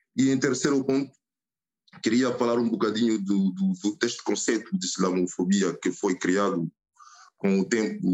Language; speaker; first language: Portuguese; non-native, fluent; French